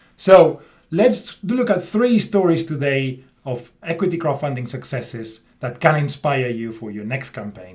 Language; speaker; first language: English; non-native, fluent; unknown